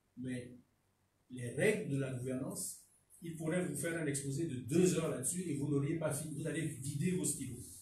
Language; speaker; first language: French; non-native, local second language; Fon